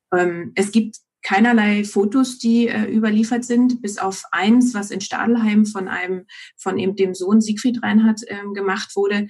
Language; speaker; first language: German; native; German